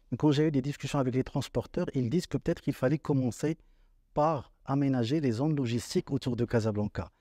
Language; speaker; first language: French; non-native, local second language; Arabic